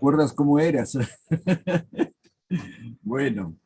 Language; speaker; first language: Spanish; native; Spanish